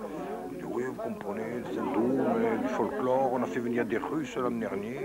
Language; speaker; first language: French; native; French